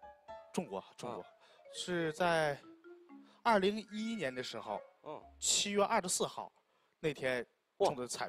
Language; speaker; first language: Chinese; native; Chinese